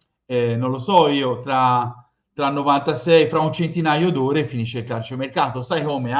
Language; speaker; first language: Italian; native; Italian